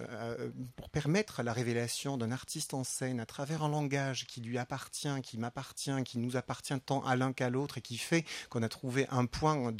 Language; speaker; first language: French; native; French